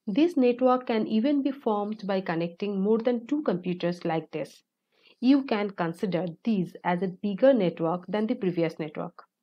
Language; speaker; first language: English; non-native, local second language; Bangla